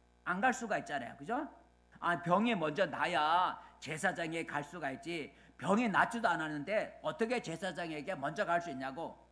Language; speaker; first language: Korean; native; Korean